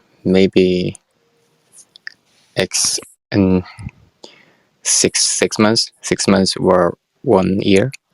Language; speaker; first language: English; non-native, learner; Korean